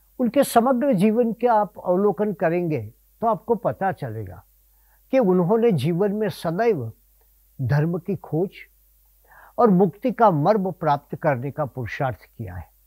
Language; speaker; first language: Hindi; non-native, local second language; Gujarati